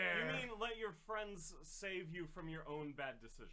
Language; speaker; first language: English; native; English